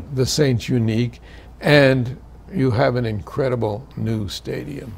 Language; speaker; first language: English; native; English